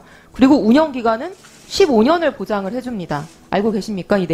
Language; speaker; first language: Korean; native; Korean